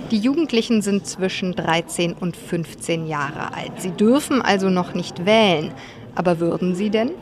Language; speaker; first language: German; native; German